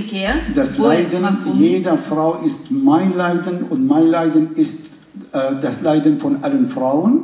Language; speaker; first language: German; non-native, fluent; Kurdish